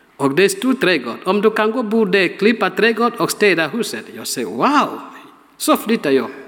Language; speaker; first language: Swedish; non-native, learner; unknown